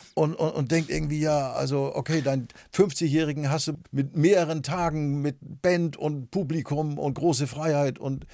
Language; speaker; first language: German; native; German